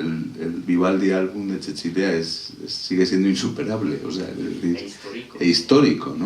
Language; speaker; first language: Spanish; native; Spanish